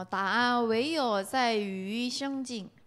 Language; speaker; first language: Chinese; non-native, learner; Korean